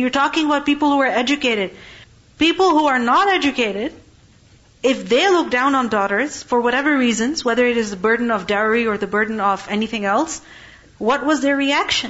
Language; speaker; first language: English; non-native, local second language; Urdu